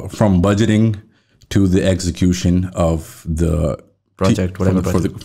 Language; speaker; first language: English; native; English